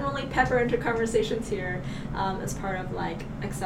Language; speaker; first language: English; non-native, local second language; Cantonese